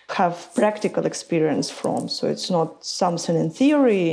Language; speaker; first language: English; non-native, fluent; Ukrainian